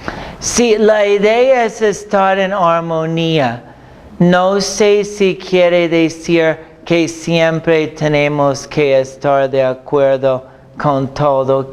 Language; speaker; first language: Spanish; non-native, fluent; English